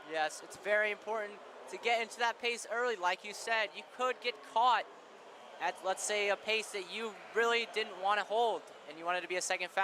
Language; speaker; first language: English; native; English